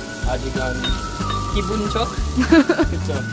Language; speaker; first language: Korean; non-native, learner; Dutch